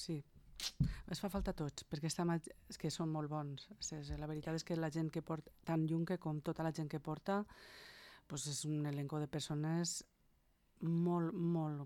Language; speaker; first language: Catalan; native; Catalan